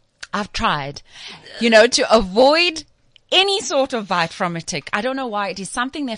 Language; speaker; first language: English; native; English